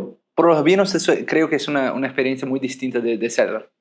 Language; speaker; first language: Spanish; non-native, fluent; Portuguese